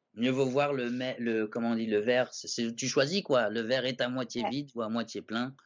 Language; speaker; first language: French; native; French